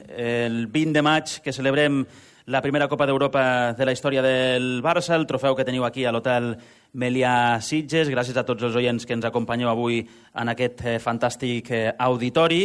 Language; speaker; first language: Catalan; native; Catalan